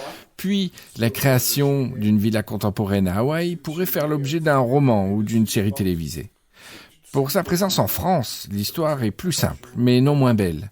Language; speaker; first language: French; native; French